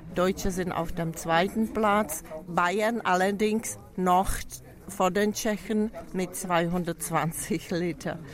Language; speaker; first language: German; non-native, fluent; Czech